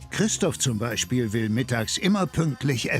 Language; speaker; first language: German; native; German